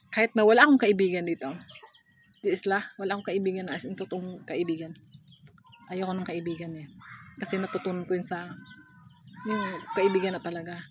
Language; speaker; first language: Filipino; non-native, local second language; Hiligaynon